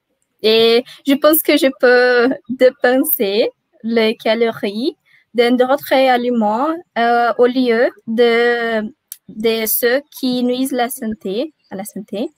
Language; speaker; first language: French; non-native, learner; Portuguese